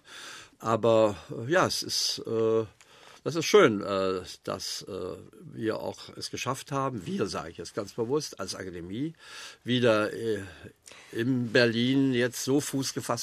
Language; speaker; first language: German; native; German